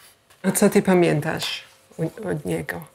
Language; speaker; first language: Polish; early bilingual, heritage; English